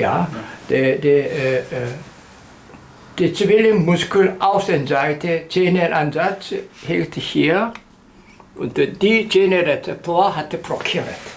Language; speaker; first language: German; non-native, learner; Korean